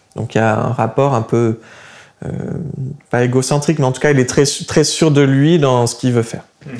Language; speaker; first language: French; early bilingual, other home language; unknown